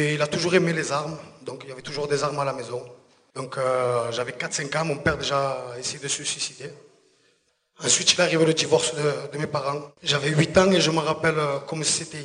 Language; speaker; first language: French; native; French